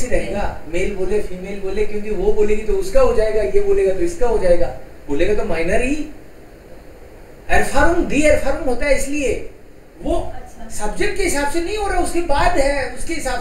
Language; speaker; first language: Hindi; non-native, local second language; Gujarati